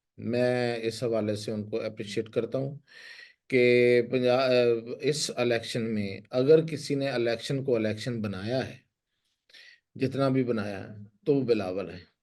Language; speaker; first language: Urdu; non-native, local second language; Punjabi